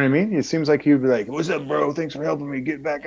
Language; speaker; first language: English; native; English